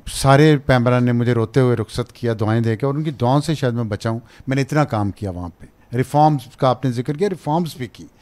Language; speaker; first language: Urdu; non-native, local second language; Punjabi